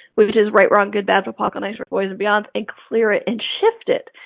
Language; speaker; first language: English; native; English